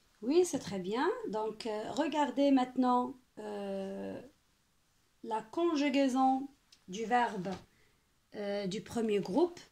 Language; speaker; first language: French; non-native, local second language; Arabic